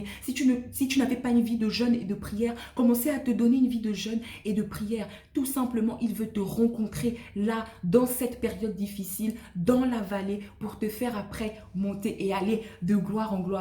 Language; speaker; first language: French; native; French